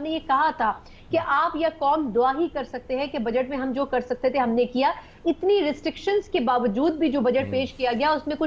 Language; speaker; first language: Urdu; native; Urdu